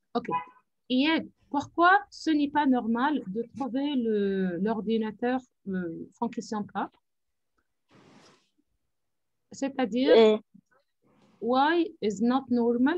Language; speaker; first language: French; non-native, fluent; Arabic